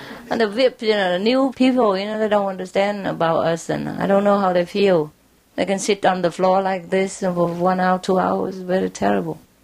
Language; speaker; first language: English; non-native, fluent; Vietnamese